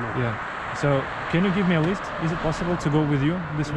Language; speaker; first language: English; non-native, fluent; Russian